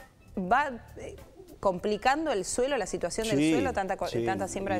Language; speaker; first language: Spanish; native; Spanish